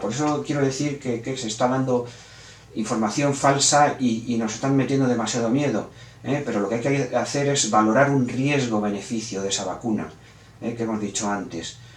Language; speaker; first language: Spanish; native; Spanish